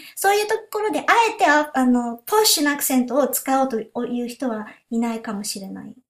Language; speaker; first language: Japanese; native; Japanese